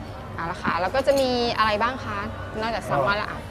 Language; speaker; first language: Thai; native; Thai